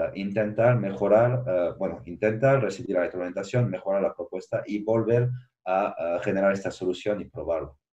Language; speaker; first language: Spanish; non-native, fluent; French